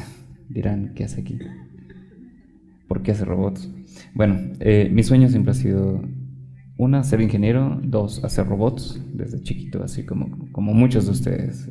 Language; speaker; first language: Spanish; native; Spanish